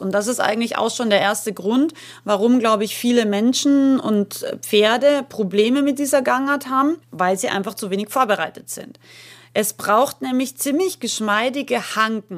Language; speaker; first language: German; native; German